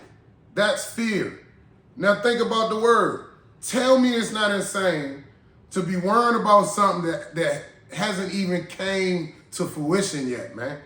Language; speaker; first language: English; native; English